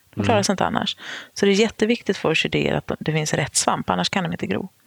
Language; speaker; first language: Swedish; native; Swedish